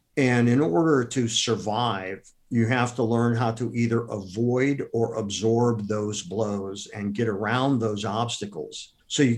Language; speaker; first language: English; native; English